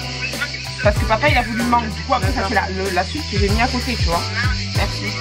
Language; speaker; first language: French; native; French